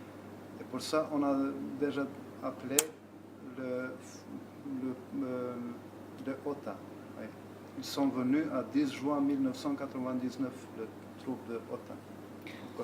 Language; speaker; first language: French; non-native, learner; Albanian